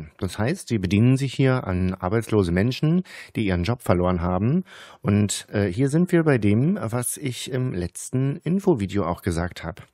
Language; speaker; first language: German; native; German